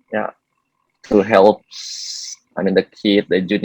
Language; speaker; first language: English; non-native, learner; Indonesian